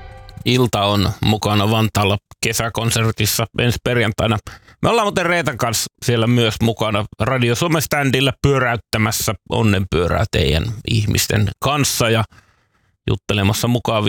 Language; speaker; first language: Finnish; native; Finnish